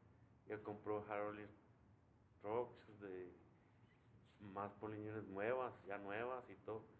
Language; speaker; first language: Spanish; native; Spanish